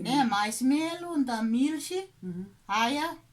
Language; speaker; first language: German; non-native, learner; Kabuverdianu